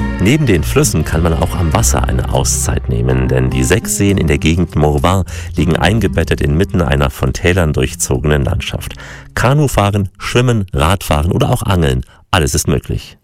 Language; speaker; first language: German; native; German